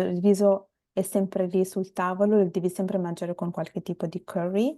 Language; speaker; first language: Italian; early bilingual, other home language; Bangla